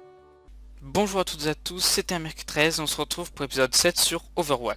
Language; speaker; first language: French; native; French